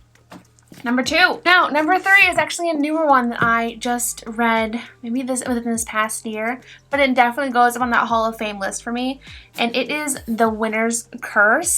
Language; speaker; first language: English; native; English